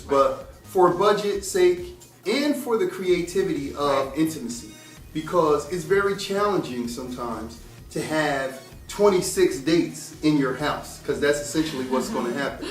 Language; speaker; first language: English; native; English